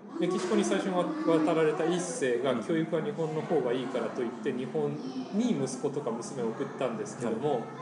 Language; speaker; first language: Japanese; early bilingual, heritage; Japanese